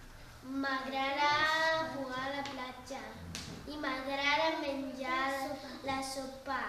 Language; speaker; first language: Catalan; non-native, learner; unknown